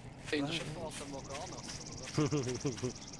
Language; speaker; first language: German; native; German